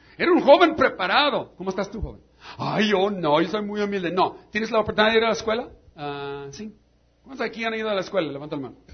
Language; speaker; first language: Spanish; non-native, fluent; English